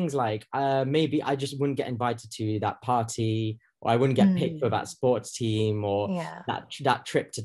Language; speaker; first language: English; native; English